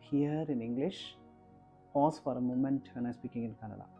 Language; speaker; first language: English; non-native, local second language; Kannada